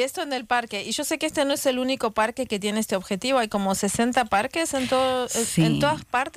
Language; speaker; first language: Spanish; native; Spanish